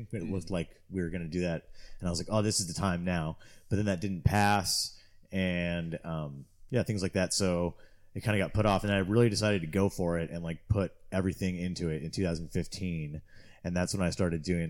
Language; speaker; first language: English; native; English